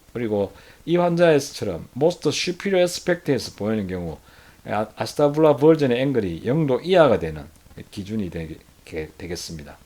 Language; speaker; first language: Korean; native; Korean